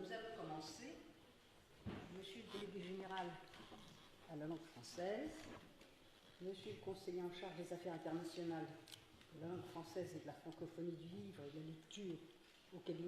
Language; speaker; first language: French; native; French